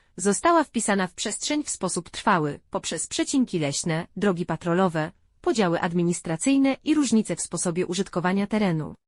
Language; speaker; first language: Polish; native; Polish